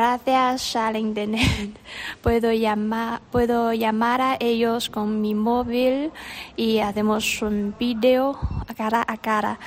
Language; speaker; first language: Spanish; non-native, learner; Chinese